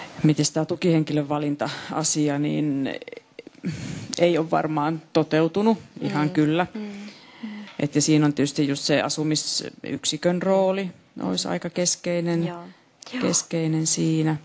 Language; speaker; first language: Finnish; native; Finnish